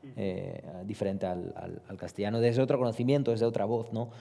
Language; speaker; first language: Spanish; early bilingual, other home language; Romanian